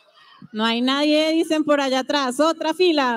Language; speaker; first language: Spanish; native; Spanish